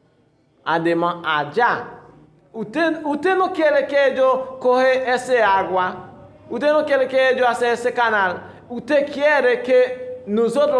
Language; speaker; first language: Spanish; non-native, fluent; Haitian Creole